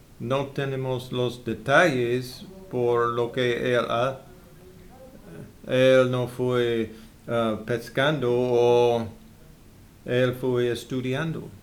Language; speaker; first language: Spanish; non-native, learner; English